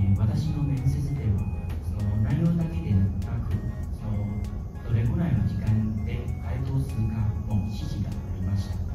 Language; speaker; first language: Japanese; non-native, fluent; Chinese